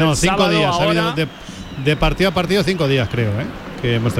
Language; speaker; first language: Spanish; native; Spanish